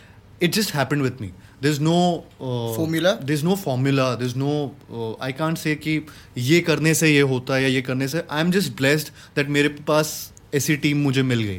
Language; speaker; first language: English; non-native, local second language; Hindi